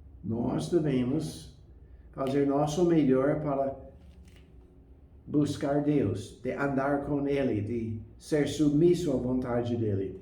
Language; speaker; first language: Portuguese; non-native, fluent; English